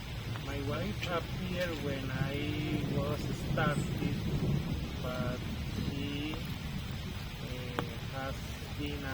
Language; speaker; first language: English; non-native, learner; Spanish